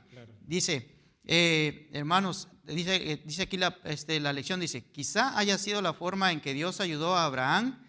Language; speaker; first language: Spanish; native; Spanish